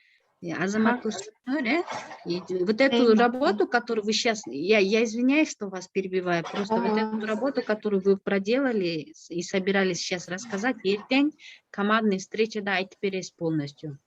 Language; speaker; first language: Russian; non-native, local second language; Kyrgyz